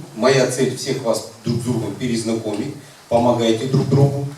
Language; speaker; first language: Russian; non-native, local second language; Kazakh